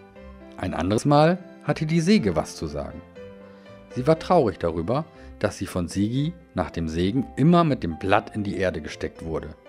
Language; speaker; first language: German; native; German